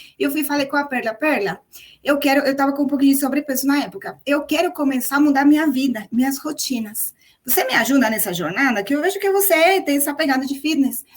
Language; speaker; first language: Portuguese; non-native, fluent; Spanish